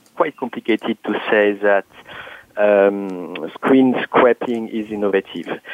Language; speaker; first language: English; non-native, fluent; French